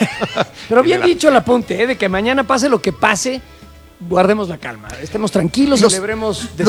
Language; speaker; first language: Spanish; native; Spanish